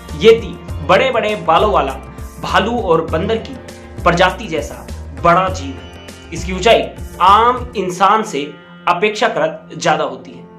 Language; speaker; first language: Hindi; native; Hindi